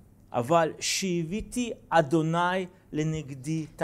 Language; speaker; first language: Hebrew; non-native, fluent; Russian